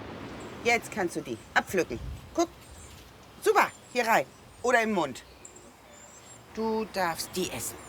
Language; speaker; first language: German; native; German